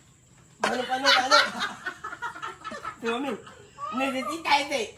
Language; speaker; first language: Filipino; non-native, learner; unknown